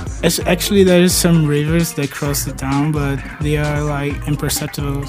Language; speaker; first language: English; non-native, fluent; Portuguese